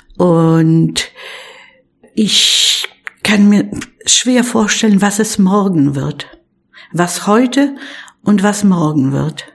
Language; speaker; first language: German; non-native, fluent; Polish